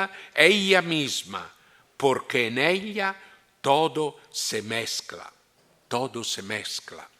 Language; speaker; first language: Spanish; non-native, fluent; Italian